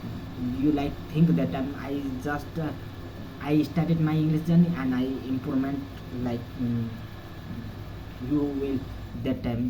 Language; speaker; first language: English; non-native, learner; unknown